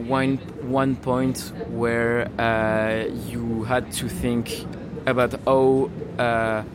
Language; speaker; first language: English; non-native, learner; French